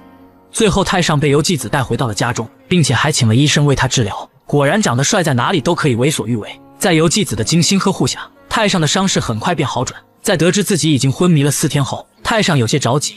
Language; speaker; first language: Chinese; native; Chinese